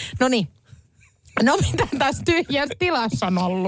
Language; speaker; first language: Finnish; native; Finnish